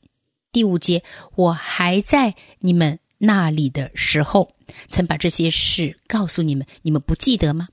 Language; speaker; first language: Chinese; native; Chinese